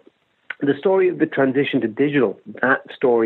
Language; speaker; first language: English; native; English